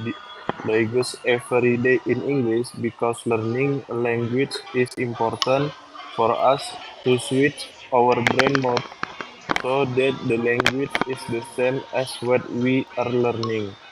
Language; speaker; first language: English; non-native, learner; Indonesian